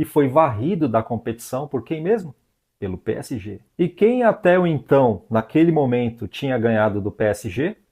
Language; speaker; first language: Portuguese; native; Portuguese